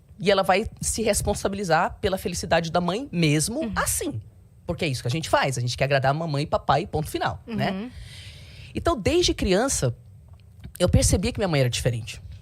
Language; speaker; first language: Portuguese; early bilingual, heritage; Portuguese